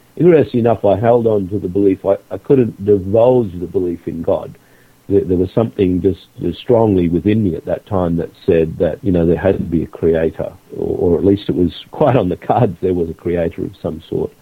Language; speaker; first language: English; native; English